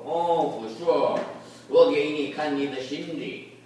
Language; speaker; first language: Chinese; non-native, learner; Korean